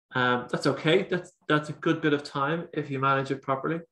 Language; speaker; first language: English; native; English